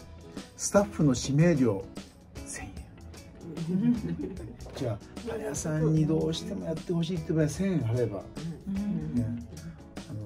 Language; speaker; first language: Japanese; native; Japanese